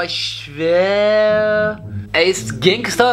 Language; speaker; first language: German; non-native, learner; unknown